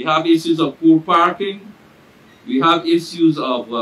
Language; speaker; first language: English; native; English